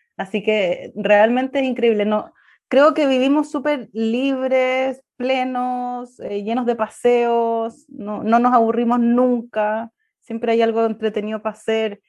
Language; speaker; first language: Spanish; native; Spanish